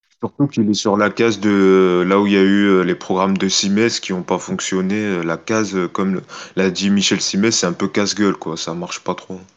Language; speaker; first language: French; native; French